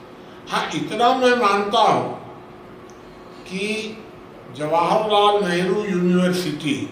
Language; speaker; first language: Hindi; native; Hindi